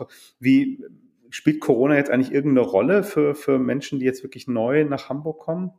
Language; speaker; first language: German; native; German